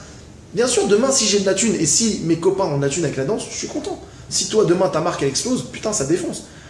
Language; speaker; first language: French; native; French